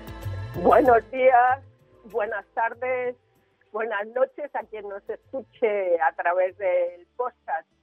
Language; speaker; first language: Spanish; native; Spanish